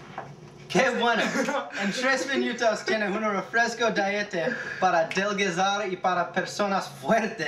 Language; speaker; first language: Spanish; non-native, learner; English